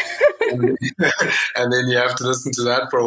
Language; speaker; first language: English; native; English